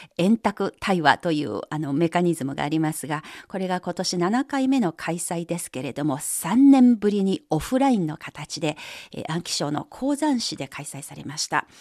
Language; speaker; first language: Japanese; non-native, fluent; Chinese